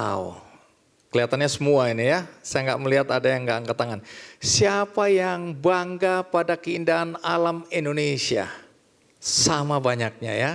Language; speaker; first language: Indonesian; native; Indonesian